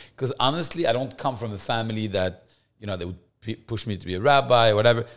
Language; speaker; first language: English; non-native, fluent; French